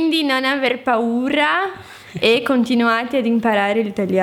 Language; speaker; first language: Italian; non-native, fluent; Portuguese